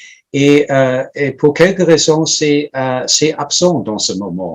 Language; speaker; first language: French; non-native, fluent; German